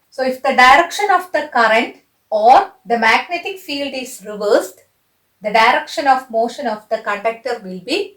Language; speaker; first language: English; non-native, local second language; Malayalam